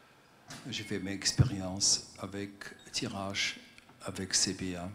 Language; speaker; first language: French; non-native, fluent; Russian